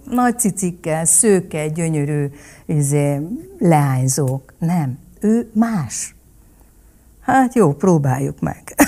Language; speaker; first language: Hungarian; early bilingual, other home language; Vietnamese